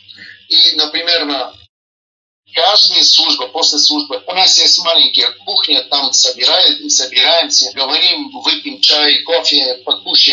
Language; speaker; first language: Russian; non-native, learner; Bulgarian